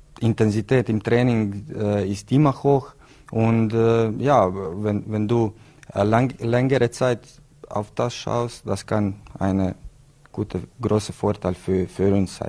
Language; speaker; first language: German; non-native, learner; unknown